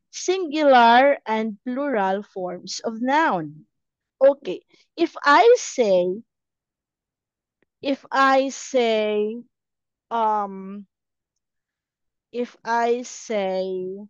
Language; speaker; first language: English; non-native, fluent; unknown